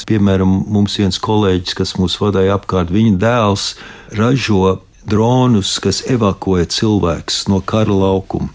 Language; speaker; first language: Latvian; early bilingual, heritage; Latvian